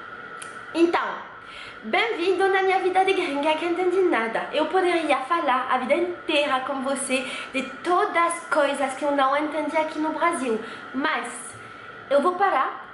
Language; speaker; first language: Portuguese; non-native, fluent; French